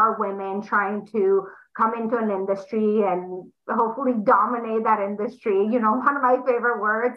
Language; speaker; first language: English; non-native, fluent; Romanian